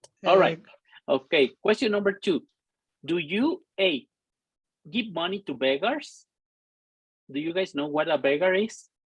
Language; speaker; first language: English; non-native, fluent; Spanish